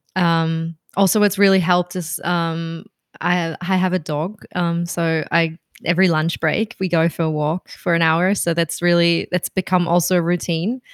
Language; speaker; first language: English; non-native, fluent; German